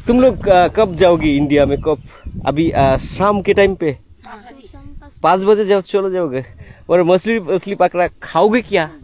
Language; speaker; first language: Hindi; non-native, learner; Bangla